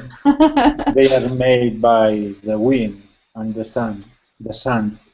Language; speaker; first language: English; non-native, fluent; Spanish